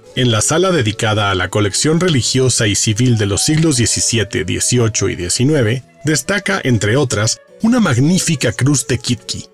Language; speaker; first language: Spanish; native; Spanish